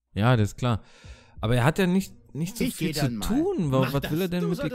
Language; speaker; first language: German; native; German